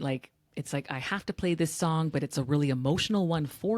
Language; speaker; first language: English; native; English